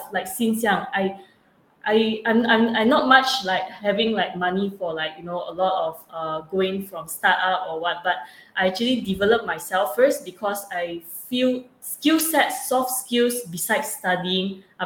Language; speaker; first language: English; non-native, local second language; Chinese